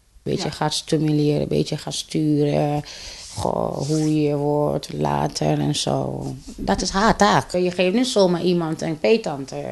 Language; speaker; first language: Dutch; non-native, fluent; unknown